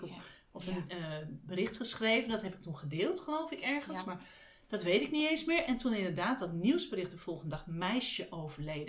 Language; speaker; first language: Dutch; native; Dutch